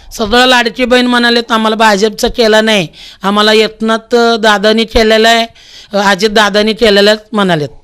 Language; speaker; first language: Marathi; non-native, local second language; Telugu